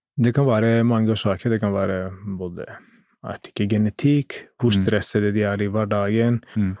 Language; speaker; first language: Norwegian; non-native, fluent; Greek